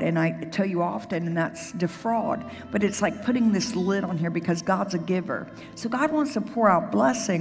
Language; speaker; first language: English; native; English